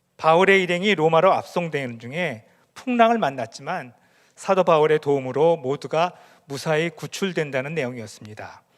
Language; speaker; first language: Korean; native; Korean